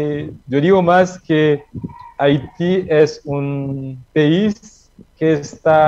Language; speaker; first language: Spanish; non-native, learner; Haitian Creole